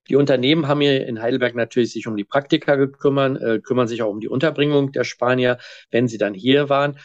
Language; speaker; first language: German; native; German